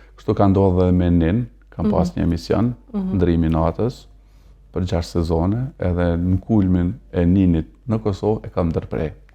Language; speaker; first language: Albanian; early bilingual, heritage; Albanian